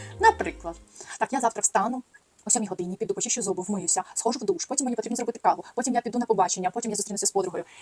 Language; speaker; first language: Ukrainian; native; Ukrainian